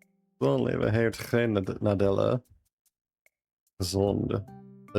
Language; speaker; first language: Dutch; non-native, learner; English